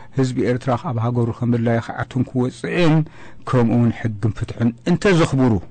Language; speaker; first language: Tigrinya; native; Tigrinya